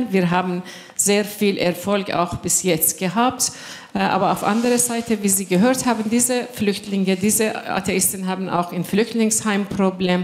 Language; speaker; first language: German; non-native, fluent; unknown